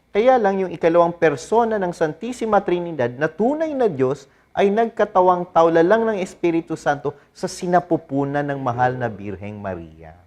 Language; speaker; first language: Filipino; non-native, local second language; Bikol